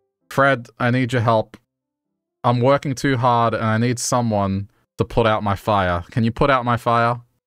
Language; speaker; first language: English; native; English